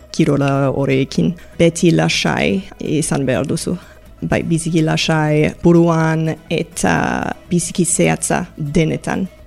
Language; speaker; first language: Basque; non-native, learner; English